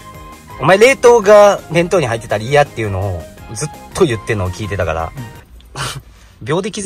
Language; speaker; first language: Japanese; native; Japanese